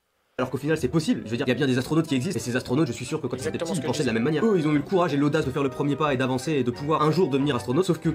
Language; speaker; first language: French; native; French